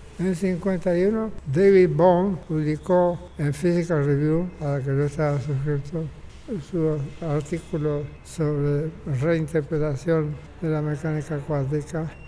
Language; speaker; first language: Spanish; native; Spanish